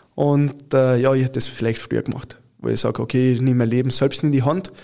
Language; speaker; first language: German; early bilingual, other home language; Italian